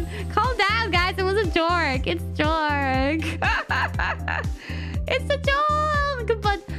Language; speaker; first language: English; non-native, fluent; German